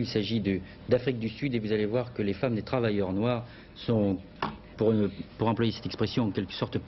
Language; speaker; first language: French; native; French